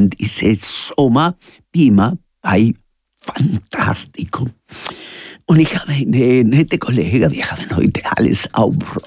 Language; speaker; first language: German; non-native, fluent; Spanish